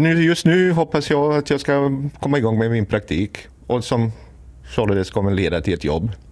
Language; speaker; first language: Swedish; non-native, fluent; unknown